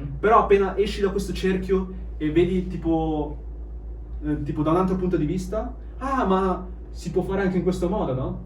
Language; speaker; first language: Italian; early bilingual, other home language; Chinese